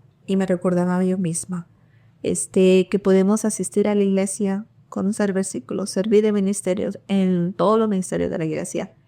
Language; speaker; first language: Spanish; early bilingual, heritage; Spanish